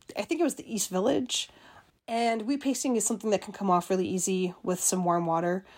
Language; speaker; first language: English; native; English